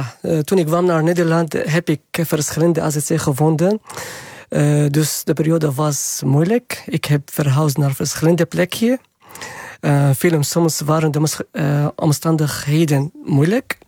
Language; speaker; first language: Dutch; non-native, learner; Arabic